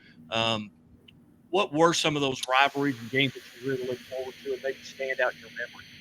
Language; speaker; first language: English; native; English